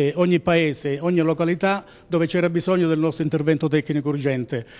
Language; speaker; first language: Italian; native; Italian